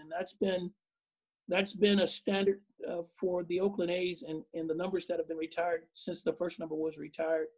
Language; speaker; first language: English; native; English